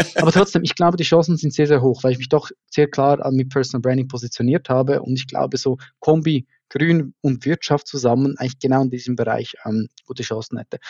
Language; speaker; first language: German; native; German